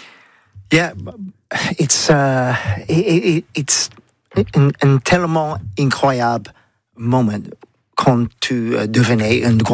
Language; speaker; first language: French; non-native, learner; English